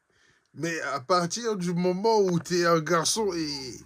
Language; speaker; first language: French; native; French